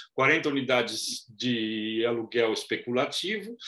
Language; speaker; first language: Portuguese; native; Portuguese